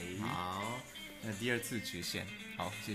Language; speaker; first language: Chinese; non-native, learner; Japanese